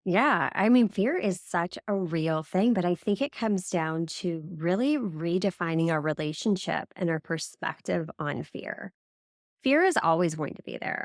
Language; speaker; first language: English; native; English